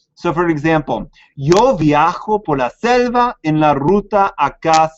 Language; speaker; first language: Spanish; non-native, fluent; English